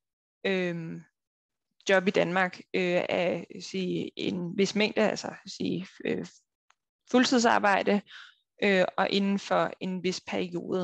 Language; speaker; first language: Danish; native; Danish